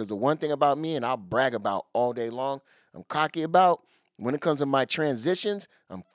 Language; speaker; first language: English; native; English